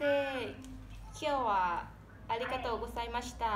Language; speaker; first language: Japanese; non-native, learner; Thai